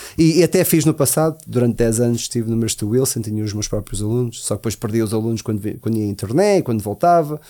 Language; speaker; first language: Portuguese; early bilingual, heritage; Portuguese